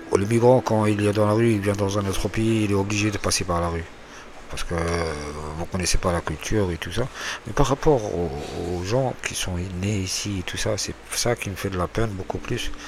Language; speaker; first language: French; non-native, local second language; Arabic